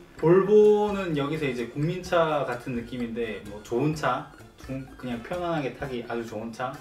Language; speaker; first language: Korean; native; Korean